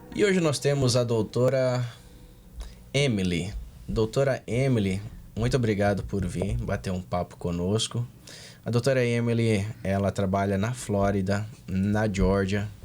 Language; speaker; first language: Portuguese; native; Portuguese